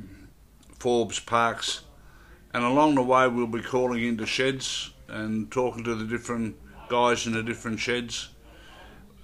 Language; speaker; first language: English; native; English